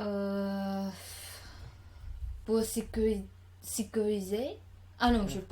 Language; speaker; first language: French; non-native, learner; Khmer